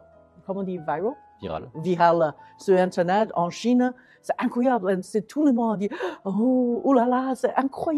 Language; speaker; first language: French; non-native, learner; Chinese